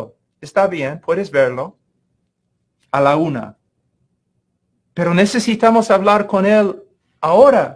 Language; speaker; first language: Spanish; non-native, fluent; English